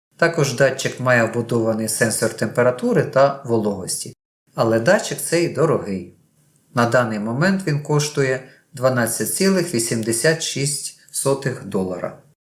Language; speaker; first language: Ukrainian; non-native, local second language; Russian